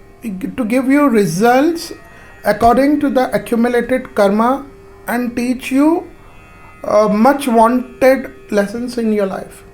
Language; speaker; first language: English; non-native, local second language; Hindi